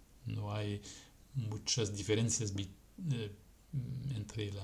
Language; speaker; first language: Spanish; non-native, fluent; French